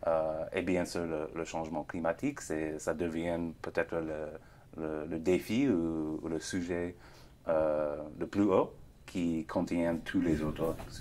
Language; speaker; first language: French; non-native, fluent; English